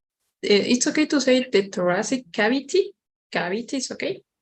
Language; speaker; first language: English; non-native, learner; Spanish